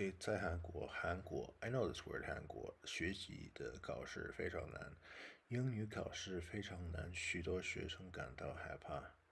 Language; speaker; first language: Chinese; non-native, learner; English